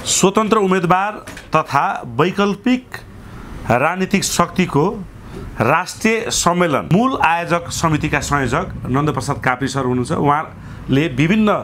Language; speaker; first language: Nepali; native; Nepali